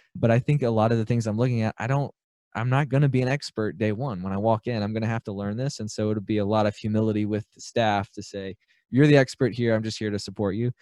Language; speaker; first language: English; native; English